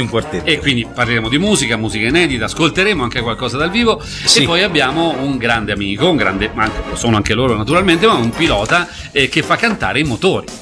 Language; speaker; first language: Italian; native; Italian